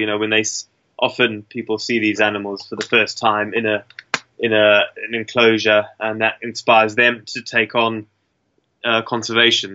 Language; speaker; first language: English; native; English